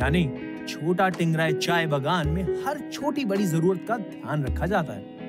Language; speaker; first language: Hindi; native; Hindi